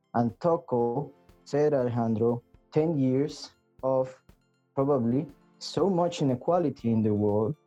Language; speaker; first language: English; non-native, fluent; Spanish